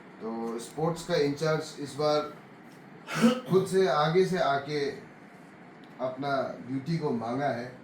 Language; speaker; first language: Hindi; non-native, local second language; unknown